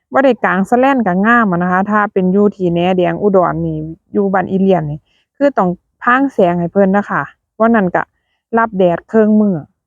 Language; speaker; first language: Thai; native; Thai